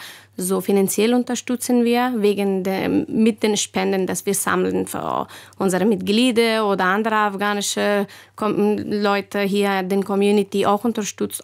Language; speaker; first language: German; non-native, learner; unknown